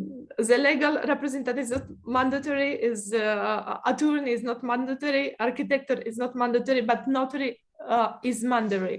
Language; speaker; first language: English; non-native, fluent; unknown